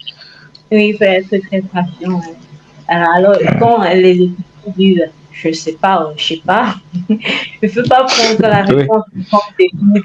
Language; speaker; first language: French; non-native, fluent; Igbo